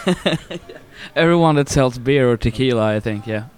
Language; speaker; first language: English; non-native, fluent; Swedish